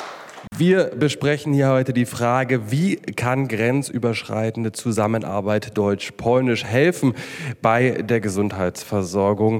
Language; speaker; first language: German; native; German